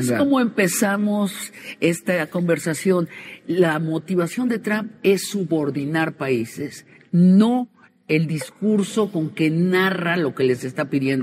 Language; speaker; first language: Spanish; native; Spanish